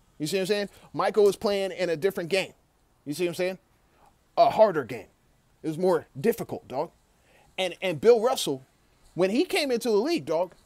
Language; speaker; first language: English; native; English